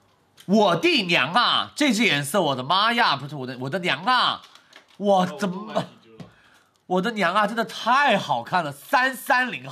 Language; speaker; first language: Chinese; native; Chinese